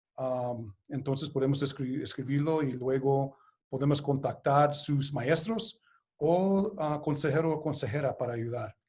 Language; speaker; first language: Spanish; early bilingual, heritage; Spanish